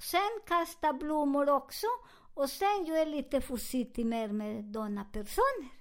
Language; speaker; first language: Swedish; non-native, learner; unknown